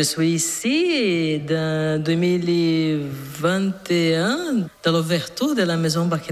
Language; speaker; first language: French; non-native, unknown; Portuguese